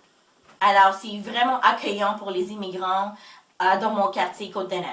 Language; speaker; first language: French; early bilingual, other home language; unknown